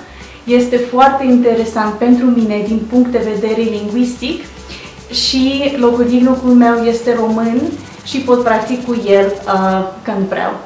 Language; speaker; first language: Romanian; non-native, learner; Russian